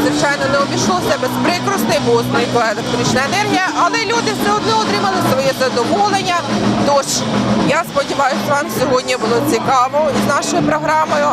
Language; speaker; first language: Ukrainian; native; Ukrainian